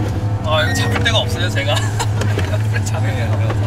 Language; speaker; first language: Korean; native; Korean